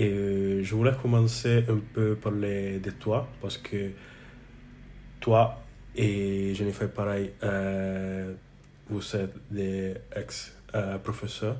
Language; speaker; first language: French; non-native, learner; English